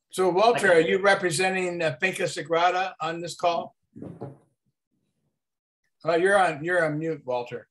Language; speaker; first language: English; native; English